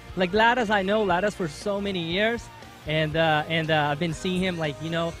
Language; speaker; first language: English; non-native, fluent; Portuguese